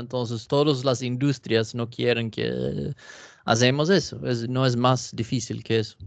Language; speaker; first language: Spanish; non-native, fluent; Swedish